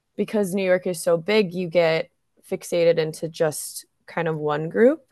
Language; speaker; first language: English; native; English